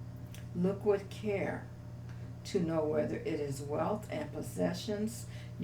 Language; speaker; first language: English; native; English